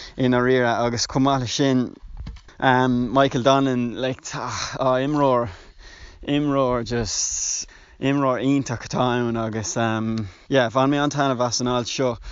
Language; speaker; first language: Irish; non-native, local second language; English